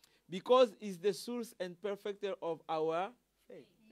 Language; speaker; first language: English; non-native, fluent; Lingala